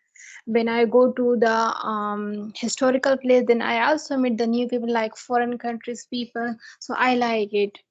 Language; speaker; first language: English; non-native, learner; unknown